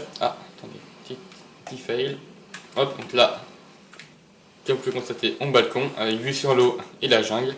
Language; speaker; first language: French; native; French